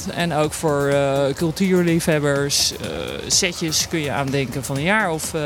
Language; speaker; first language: Dutch; native; Dutch